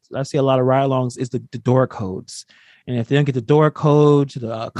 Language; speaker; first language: English; native; English